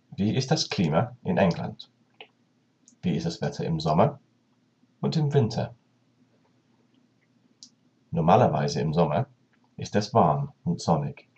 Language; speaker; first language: German; non-native, learner; English